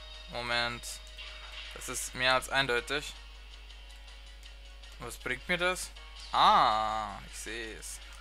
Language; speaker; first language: German; native; German